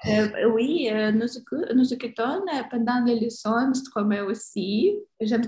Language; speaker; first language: French; non-native, learner; Ukrainian